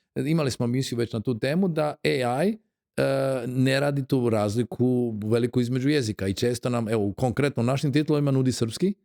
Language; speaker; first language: Croatian; native; Croatian